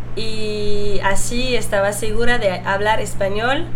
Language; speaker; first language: Spanish; non-native, fluent; French